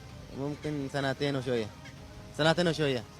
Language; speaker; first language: Arabic; non-native, learner; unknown